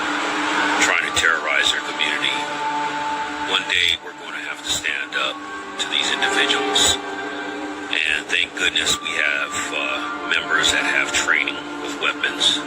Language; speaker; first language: English; native; English